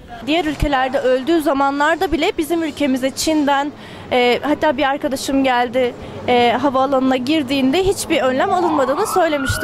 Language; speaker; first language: Turkish; native; Turkish